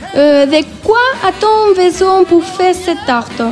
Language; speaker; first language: French; non-native, learner; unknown